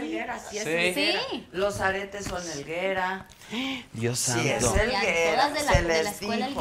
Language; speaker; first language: Spanish; native; Spanish